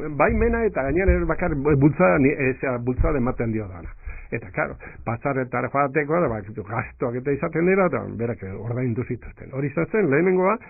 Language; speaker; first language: Basque; native; Basque